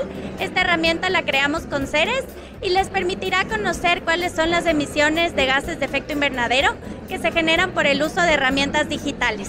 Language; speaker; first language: Spanish; native; Spanish